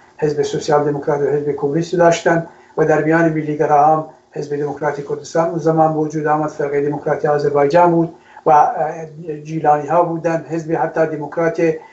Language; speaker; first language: Persian; non-native, local second language; Kurdish